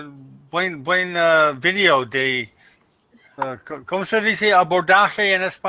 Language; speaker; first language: Spanish; non-native, learner; English